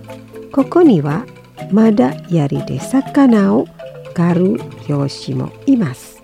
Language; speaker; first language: Japanese; non-native, fluent; Indonesian